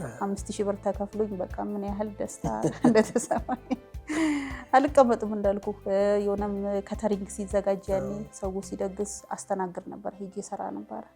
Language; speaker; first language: Amharic; native; Amharic